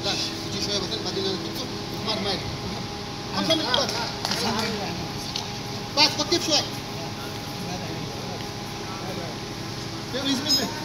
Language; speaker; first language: Arabic; non-native, learner; Hindi